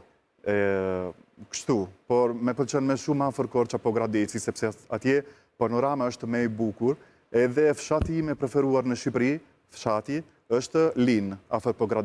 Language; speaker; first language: Albanian; non-native, learner; Italian